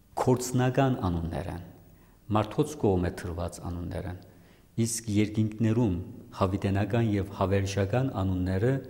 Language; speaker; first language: Armenian; native; Armenian